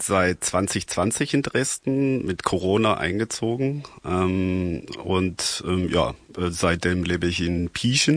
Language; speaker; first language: German; non-native, fluent; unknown